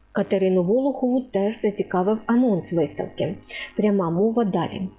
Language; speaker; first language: Ukrainian; native; Ukrainian